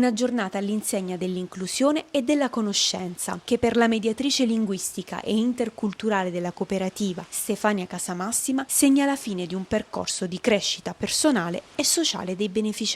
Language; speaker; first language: Italian; native; Italian